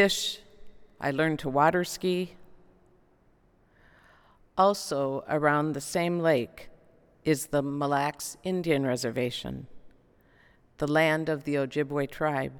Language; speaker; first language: English; native; English